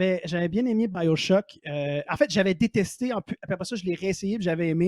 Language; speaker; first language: French; native; French